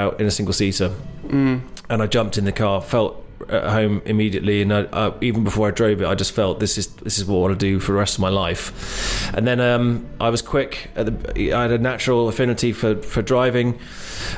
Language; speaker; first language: English; native; English